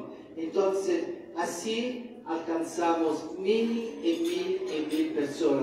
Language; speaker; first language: Spanish; non-native, fluent; Italian